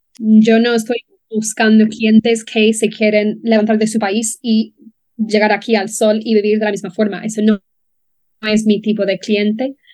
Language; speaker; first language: Spanish; non-native, fluent; English